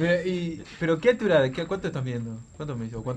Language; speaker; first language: Spanish; native; Spanish